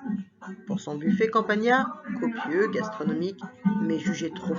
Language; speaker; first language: French; native; French